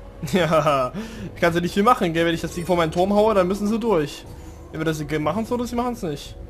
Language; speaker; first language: German; native; German